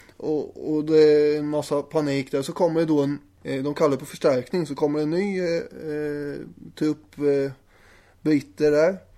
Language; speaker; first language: Swedish; native; Swedish